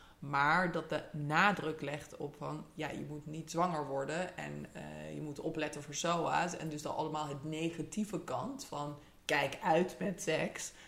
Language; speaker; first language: Dutch; early bilingual, other home language; English